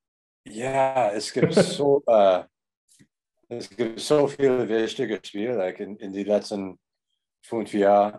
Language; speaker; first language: German; non-native, learner; English